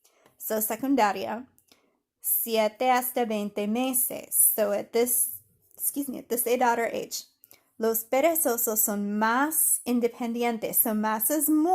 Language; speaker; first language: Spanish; non-native, fluent; English